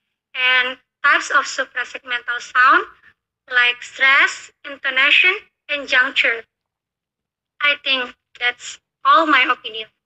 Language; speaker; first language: English; non-native, learner; Indonesian